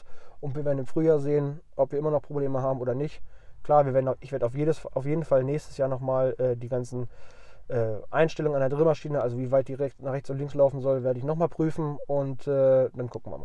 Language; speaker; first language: German; native; German